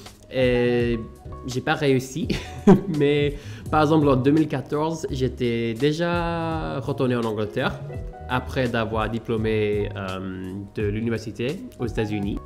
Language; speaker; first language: French; non-native, fluent; English